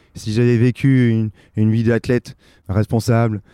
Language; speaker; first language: French; native; French